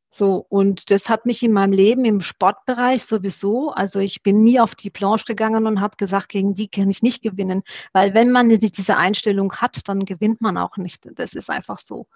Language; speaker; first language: German; early bilingual, other home language; Romanian